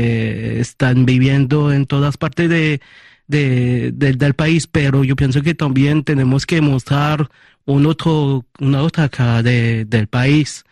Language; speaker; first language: Spanish; early bilingual, heritage; Spanish